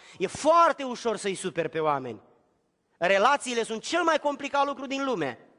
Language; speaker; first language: Romanian; native; Romanian